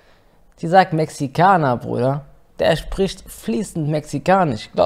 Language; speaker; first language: German; native; German